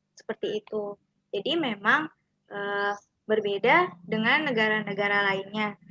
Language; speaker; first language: Indonesian; native; Indonesian